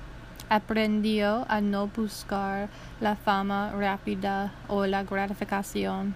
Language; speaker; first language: Spanish; non-native, learner; English